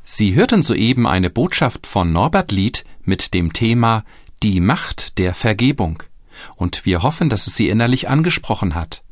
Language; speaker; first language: German; native; German